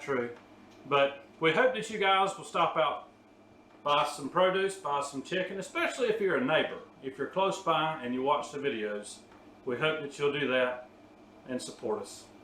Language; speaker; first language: English; native; English